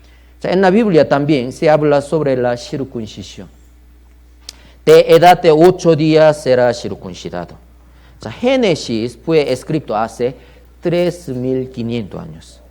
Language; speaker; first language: Spanish; non-native, learner; Korean